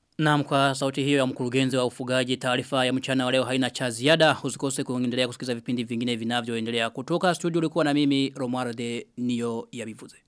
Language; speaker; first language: Swahili; non-native, local second language; Rundi